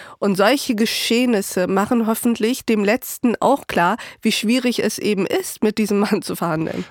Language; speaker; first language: German; early bilingual, other home language; Turkish